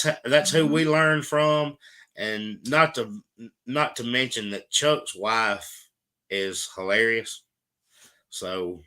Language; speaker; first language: English; native; English